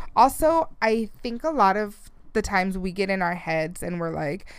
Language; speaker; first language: English; early bilingual, other home language; Spanish